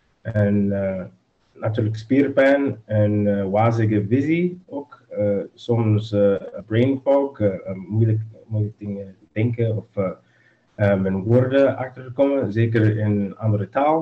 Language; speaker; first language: Dutch; non-native, learner; English